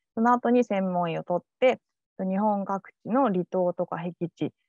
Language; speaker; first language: Japanese; native; Japanese